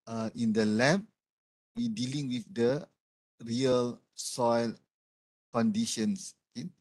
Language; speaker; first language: English; non-native, learner; Malay